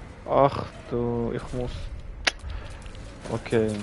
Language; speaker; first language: German; non-native, learner; Russian